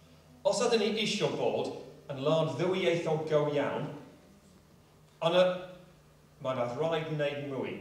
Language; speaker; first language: Welsh; non-native, local second language; English